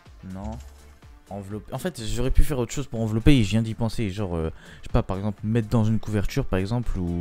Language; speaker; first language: French; native; French